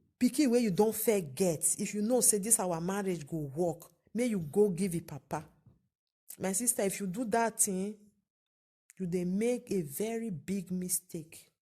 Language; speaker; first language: Nigerian Pidgin; native; Nigerian Pidgin